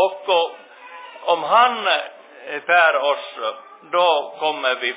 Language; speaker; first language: Swedish; non-native, local second language; Finnish